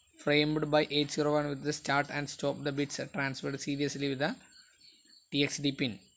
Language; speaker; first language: English; non-native, local second language; Malayalam